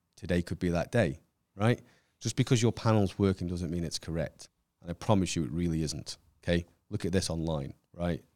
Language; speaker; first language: English; native; English